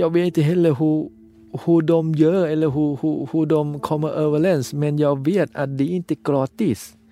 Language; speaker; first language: Swedish; non-native, learner; Thai